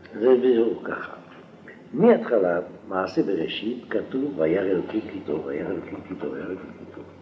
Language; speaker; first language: Hebrew; non-native, fluent; French